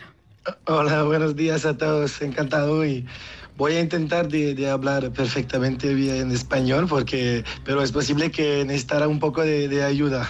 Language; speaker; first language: Spanish; non-native, learner; French